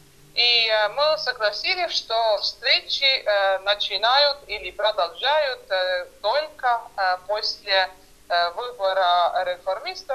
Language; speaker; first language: Russian; non-native, fluent; Estonian